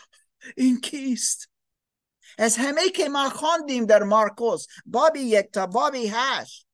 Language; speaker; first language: Persian; non-native, fluent; English